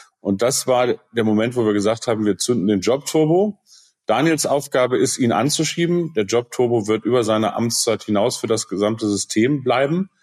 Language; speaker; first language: German; native; German